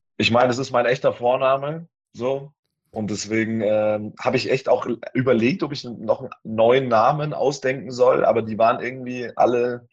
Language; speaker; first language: German; native; German